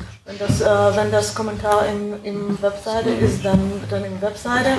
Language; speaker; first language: German; non-native, fluent; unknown